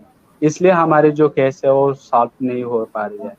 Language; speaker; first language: Hindi; non-native, learner; Rohingya